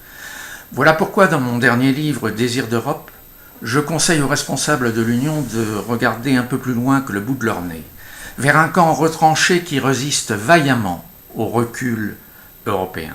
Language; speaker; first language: French; native; French